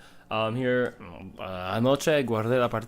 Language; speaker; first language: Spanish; non-native, fluent; English